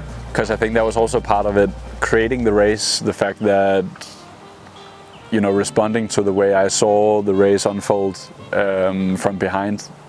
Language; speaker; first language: English; non-native, fluent; Danish